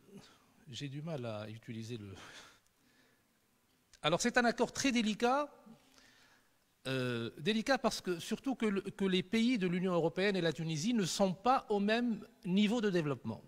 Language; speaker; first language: French; non-native, local second language; Arabic